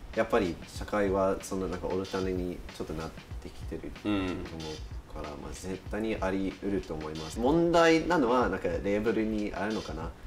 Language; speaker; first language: Japanese; non-native, fluent; English